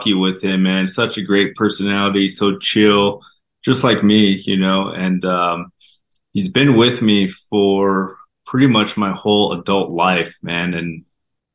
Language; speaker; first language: English; native; English